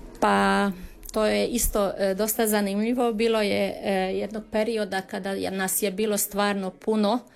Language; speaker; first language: Croatian; early bilingual, heritage; Croatian